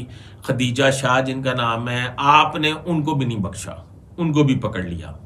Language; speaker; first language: Urdu; native; Urdu